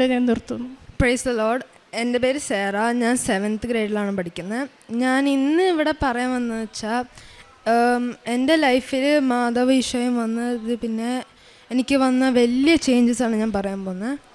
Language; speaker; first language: Malayalam; early bilingual, heritage; Malayalam